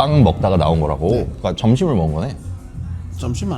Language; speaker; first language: Korean; native; Korean